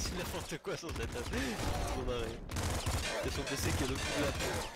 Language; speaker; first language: French; native; French